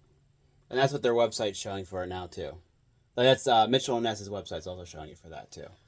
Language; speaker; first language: English; native; English